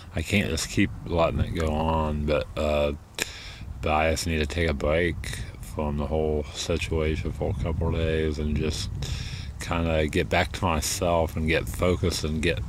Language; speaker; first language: English; native; English